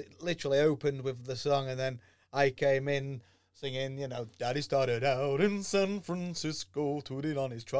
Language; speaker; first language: English; native; English